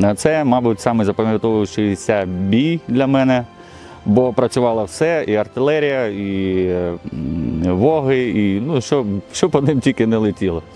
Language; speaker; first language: Ukrainian; non-native, local second language; Russian